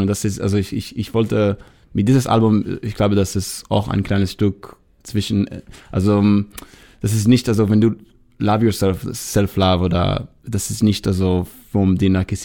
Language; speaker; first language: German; non-native, learner; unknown